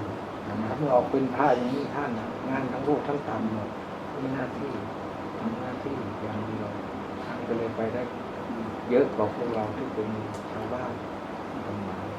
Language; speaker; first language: Thai; native; Thai